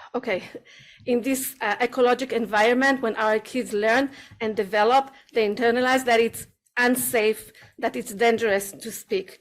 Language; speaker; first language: English; non-native, learner; Hebrew